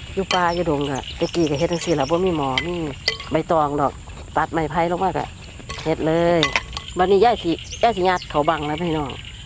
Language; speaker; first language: Thai; native; Thai